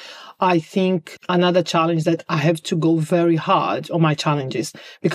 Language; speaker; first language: English; non-native, fluent; Portuguese